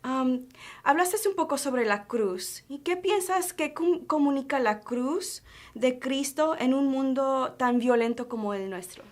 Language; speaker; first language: Spanish; early bilingual, heritage; Spanish